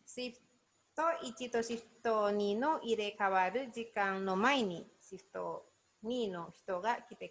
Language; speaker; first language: Japanese; non-native, learner; Indonesian